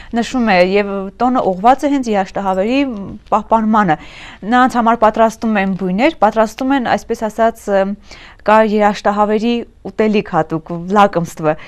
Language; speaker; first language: Armenian; native; Armenian